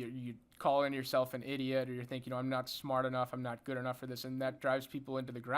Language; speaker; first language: English; native; English